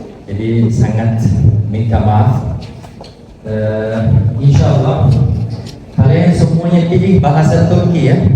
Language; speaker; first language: Indonesian; non-native, fluent; Turkish